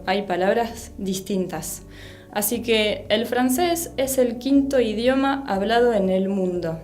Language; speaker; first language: Spanish; non-native, fluent; French